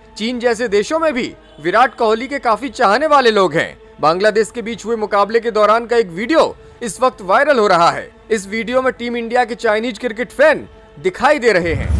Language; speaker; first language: Hindi; native; Hindi